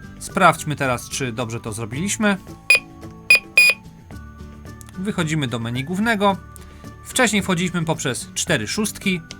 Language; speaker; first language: Polish; native; Polish